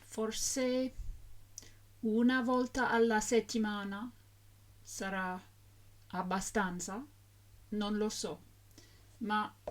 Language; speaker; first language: Italian; non-native, fluent; English